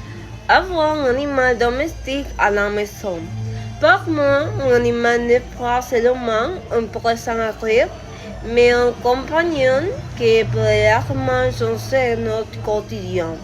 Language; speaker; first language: French; non-native, learner; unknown